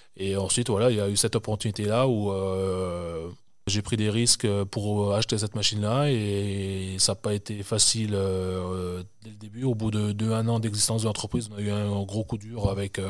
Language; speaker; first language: French; native; French